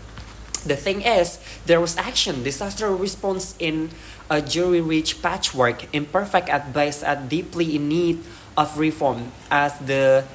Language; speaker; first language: English; non-native, learner; Indonesian